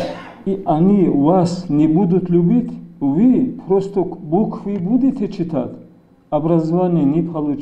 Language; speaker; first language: Russian; non-native, local second language; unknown